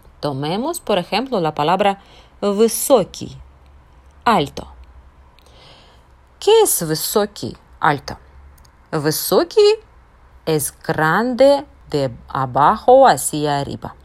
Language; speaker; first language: Spanish; non-native, fluent; Russian